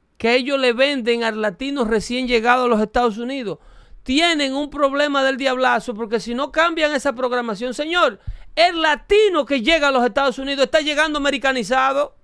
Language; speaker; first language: Spanish; native; Spanish